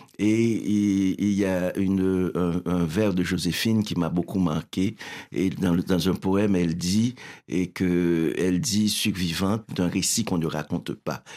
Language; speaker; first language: French; non-native, local second language; Haitian Creole